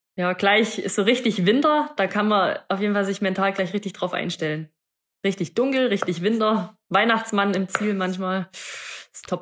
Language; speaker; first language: German; native; German